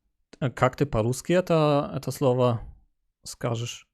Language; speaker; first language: Russian; early bilingual, heritage; German